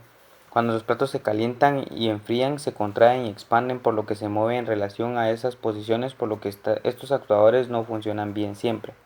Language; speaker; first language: Spanish; native; Spanish